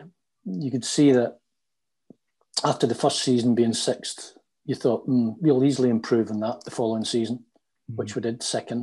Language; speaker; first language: English; native; English